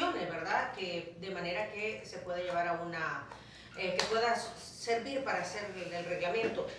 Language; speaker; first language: Spanish; native; Spanish